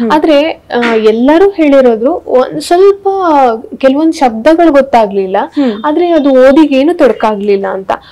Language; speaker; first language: Kannada; native; Kannada